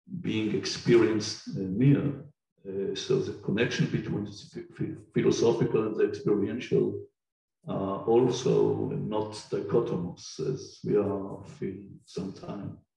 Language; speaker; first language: English; non-native, fluent; Hebrew